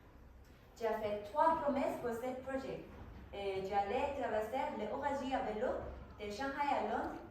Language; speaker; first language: French; non-native, learner; Korean